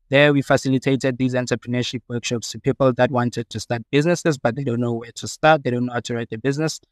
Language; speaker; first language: English; non-native, local second language; Southern Sotho